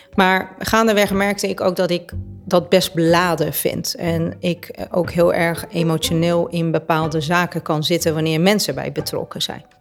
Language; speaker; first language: Dutch; early bilingual, other home language; Persian